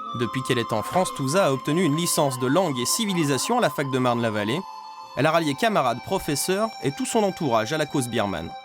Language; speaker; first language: French; native; French